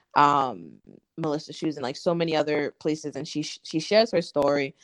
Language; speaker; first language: English; native; English